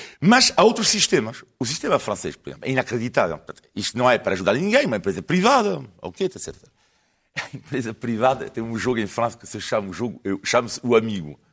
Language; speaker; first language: Portuguese; non-native, fluent; French